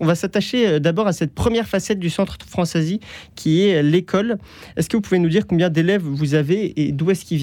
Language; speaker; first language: French; native; French